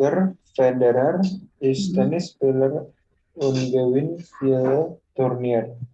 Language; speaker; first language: German; non-native, learner; Indonesian